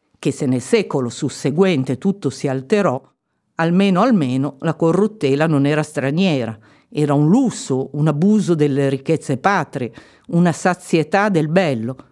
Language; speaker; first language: Italian; native; Italian